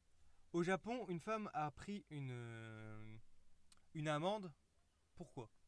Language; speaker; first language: French; native; French